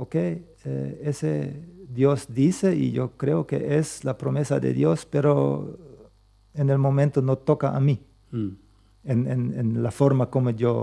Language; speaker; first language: Spanish; non-native, local second language; Plautdietsch